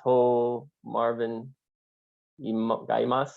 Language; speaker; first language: Japanese; non-native, learner; English